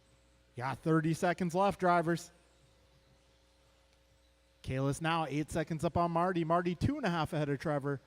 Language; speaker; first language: English; native; English